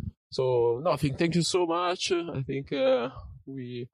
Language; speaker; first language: English; non-native, learner; Italian